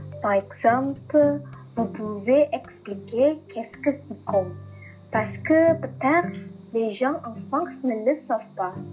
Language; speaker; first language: French; non-native, learner; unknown